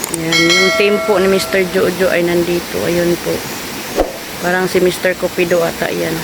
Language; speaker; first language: Filipino; non-native, local second language; Cebuano